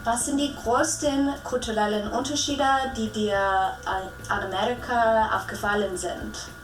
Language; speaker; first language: German; non-native, learner; English